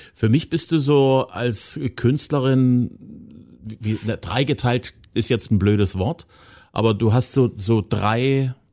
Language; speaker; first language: German; native; German